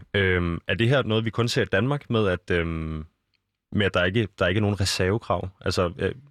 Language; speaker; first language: Danish; native; Danish